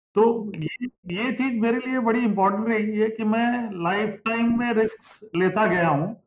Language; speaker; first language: Hindi; non-native, local second language; Punjabi